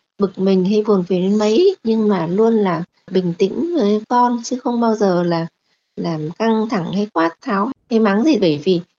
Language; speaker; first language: Vietnamese; native; Vietnamese